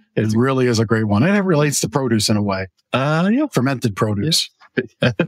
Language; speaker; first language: English; native; English